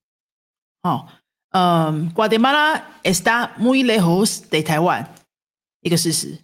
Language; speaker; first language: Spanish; non-native, fluent; Chinese